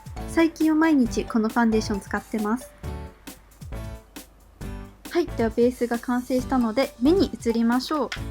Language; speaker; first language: Japanese; native; Japanese